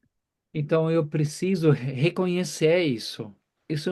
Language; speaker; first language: Portuguese; non-native, fluent; German